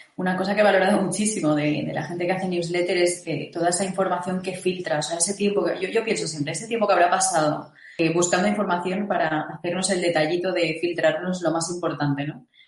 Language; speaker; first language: Spanish; native; Spanish